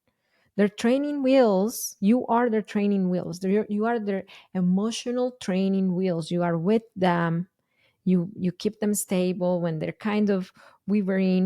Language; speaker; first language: English; non-native, fluent; Spanish